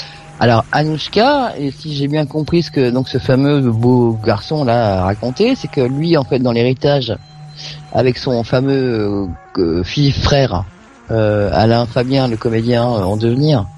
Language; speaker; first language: French; native; French